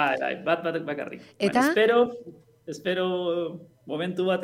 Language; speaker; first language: Basque; non-native, learner; Spanish